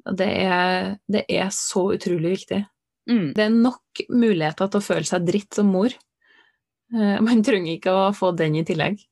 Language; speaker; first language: Norwegian; native; Norwegian